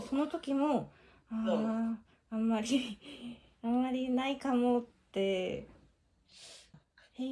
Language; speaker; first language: Japanese; non-native, learner; Korean